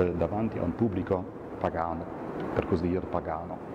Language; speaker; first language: Italian; non-native, fluent; German